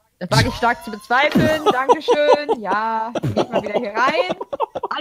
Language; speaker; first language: German; native; German